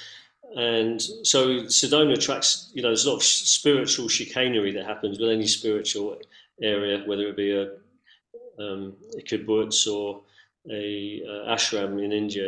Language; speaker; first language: English; native; English